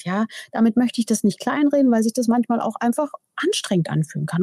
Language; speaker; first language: German; native; German